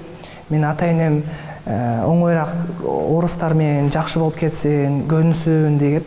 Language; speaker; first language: Kyrgyz; early bilingual, heritage; Kyrgyz